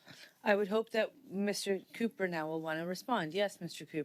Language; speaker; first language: English; native; English